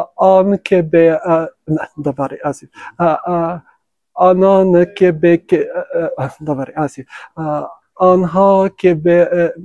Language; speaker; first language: Persian; non-native, fluent; French